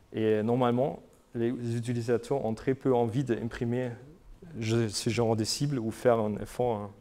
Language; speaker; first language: French; non-native, fluent; German